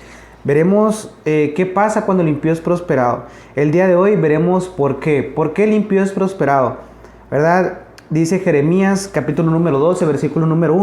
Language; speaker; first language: Spanish; native; Spanish